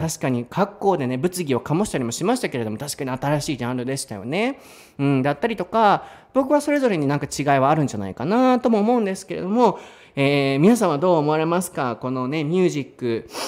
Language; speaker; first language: Japanese; native; Japanese